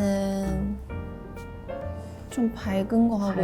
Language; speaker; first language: Korean; non-native, fluent; Chinese